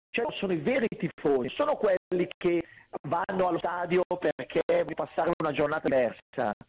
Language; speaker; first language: Italian; native; Italian